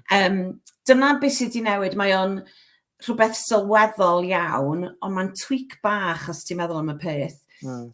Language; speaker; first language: Welsh; native; Welsh